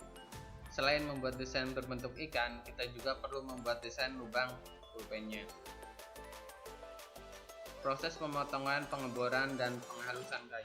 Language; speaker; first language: Indonesian; native; Indonesian